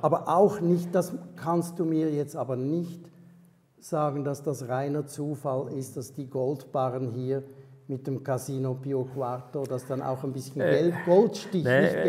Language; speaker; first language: German; native; German